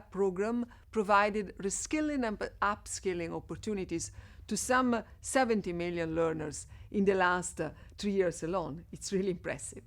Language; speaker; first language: English; non-native, fluent; Italian